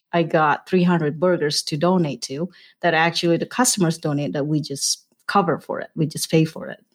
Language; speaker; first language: English; non-native, fluent; Indonesian